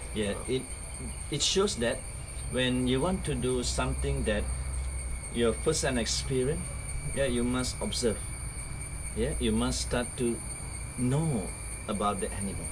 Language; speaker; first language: English; non-native, fluent; Malay